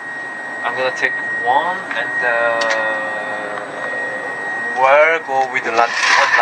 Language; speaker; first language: English; non-native, fluent; Korean